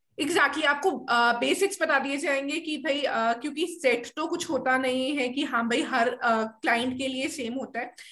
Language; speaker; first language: Hindi; native; Hindi